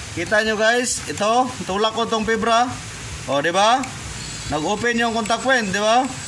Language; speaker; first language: Filipino; non-native, local second language; Cebuano